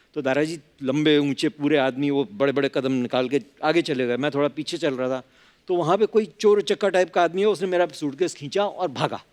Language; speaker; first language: Hindi; native; Hindi